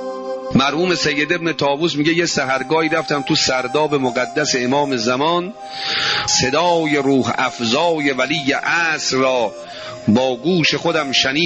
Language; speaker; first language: Persian; native; Persian